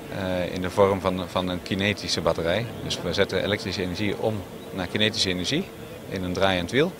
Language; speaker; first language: Dutch; native; Dutch